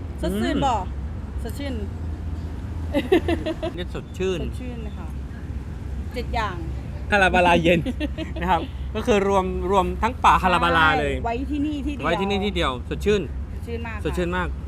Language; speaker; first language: Thai; native; Thai